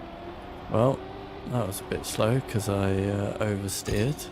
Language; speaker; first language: English; native; English